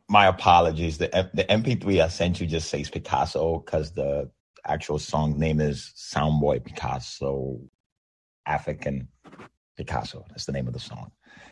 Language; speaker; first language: English; non-native, local second language; Yoruba